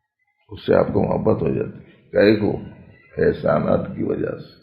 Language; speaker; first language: Urdu; native; Urdu